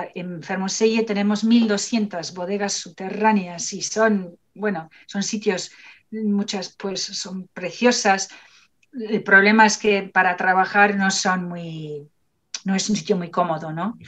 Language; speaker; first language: Spanish; non-native, fluent; English